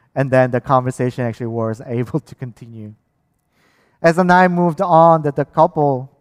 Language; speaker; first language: English; early bilingual, other home language; Korean